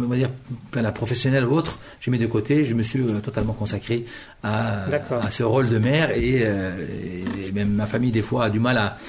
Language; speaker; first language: French; early bilingual, other home language; Turkish